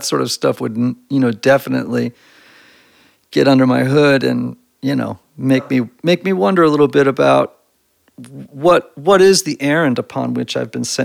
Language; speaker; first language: English; native; English